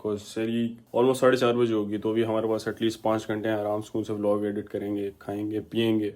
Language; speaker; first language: Urdu; native; Urdu